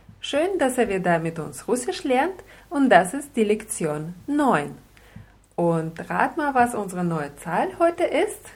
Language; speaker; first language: German; non-native, fluent; Russian